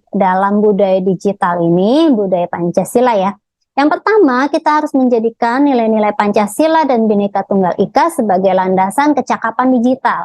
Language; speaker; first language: Indonesian; native; Indonesian